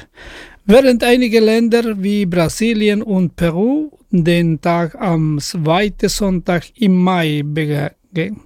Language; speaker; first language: German; non-native, fluent; Spanish